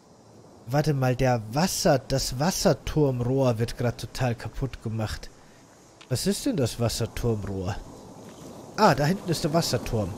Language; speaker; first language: German; native; German